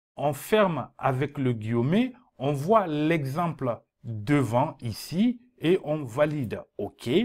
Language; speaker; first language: French; non-native, local second language; Dyula